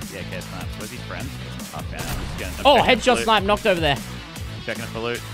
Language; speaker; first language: English; native; English